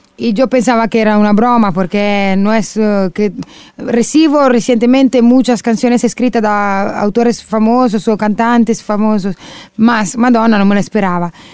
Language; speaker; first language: Spanish; non-native, fluent; Italian